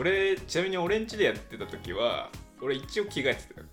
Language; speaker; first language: Japanese; native; Japanese